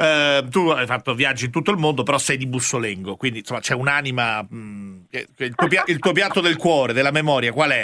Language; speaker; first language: Italian; native; Italian